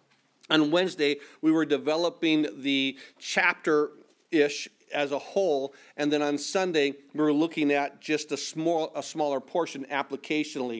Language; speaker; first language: English; native; English